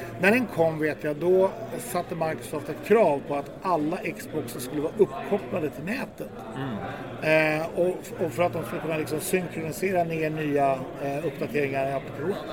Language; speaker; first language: Swedish; native; Swedish